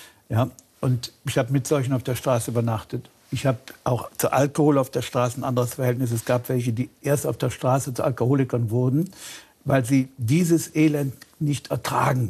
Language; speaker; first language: German; native; German